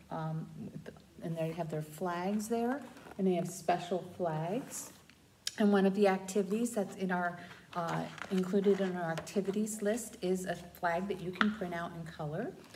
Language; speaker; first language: English; native; English